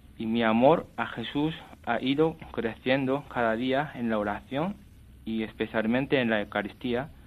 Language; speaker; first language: Spanish; non-native, fluent; Japanese